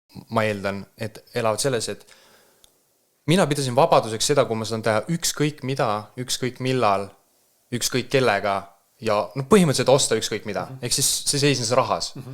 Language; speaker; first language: Estonian; native; Estonian